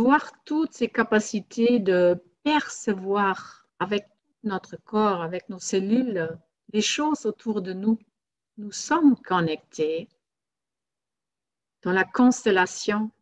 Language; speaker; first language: French; non-native, fluent; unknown